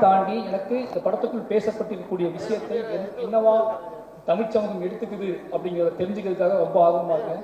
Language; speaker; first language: Tamil; native; Tamil